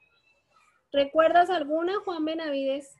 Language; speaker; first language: Spanish; native; Spanish